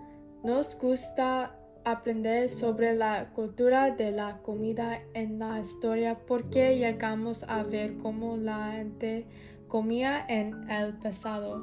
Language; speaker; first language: Spanish; non-native, learner; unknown